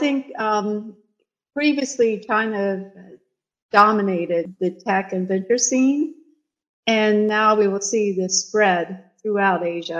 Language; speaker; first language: English; native; English